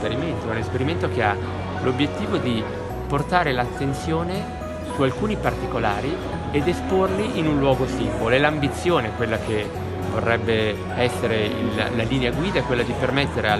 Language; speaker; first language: Italian; native; Italian